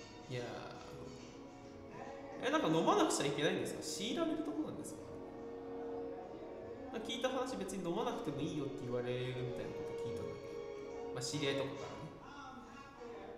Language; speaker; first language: Japanese; native; Japanese